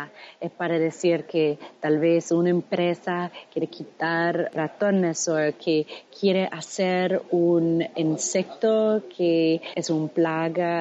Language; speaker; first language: Spanish; non-native, fluent; English